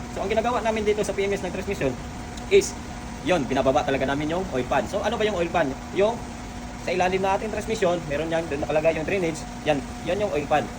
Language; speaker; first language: Filipino; non-native, local second language; Cebuano